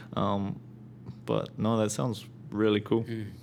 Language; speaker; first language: English; native; English